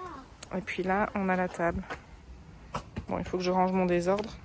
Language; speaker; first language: French; native; French